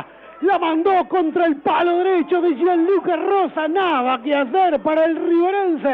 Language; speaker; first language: Spanish; native; Spanish